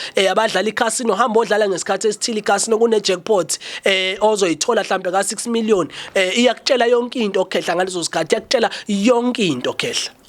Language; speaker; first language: Zulu; native; Zulu